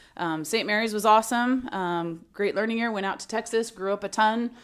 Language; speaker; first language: English; native; English